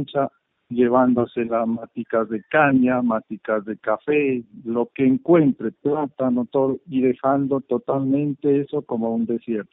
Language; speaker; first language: Spanish; native; Spanish